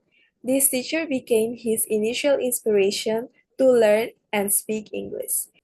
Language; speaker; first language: English; non-native, learner; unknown